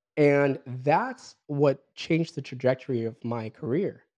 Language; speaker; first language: English; early bilingual, other home language; Filipino